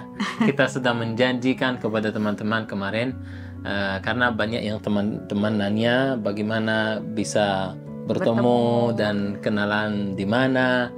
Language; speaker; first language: Indonesian; non-native, fluent; Arabic